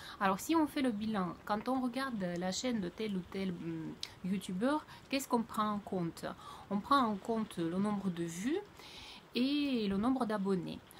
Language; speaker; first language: French; non-native, fluent; Russian